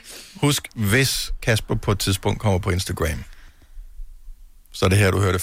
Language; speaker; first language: Danish; native; Danish